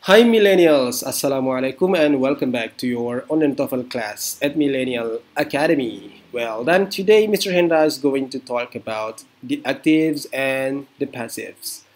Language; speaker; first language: English; non-native, fluent; Indonesian